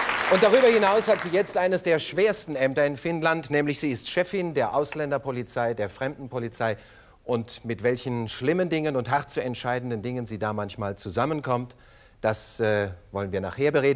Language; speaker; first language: German; native; German